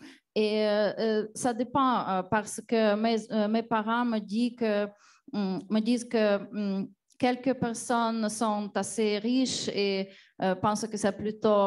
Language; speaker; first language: French; non-native, fluent; Ukrainian